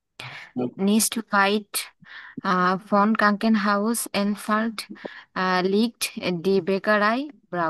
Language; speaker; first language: German; non-native, learner; Bangla